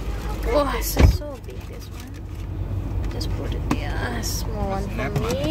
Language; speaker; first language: English; non-native, learner; Indonesian